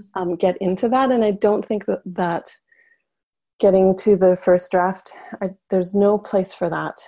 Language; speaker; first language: English; native; English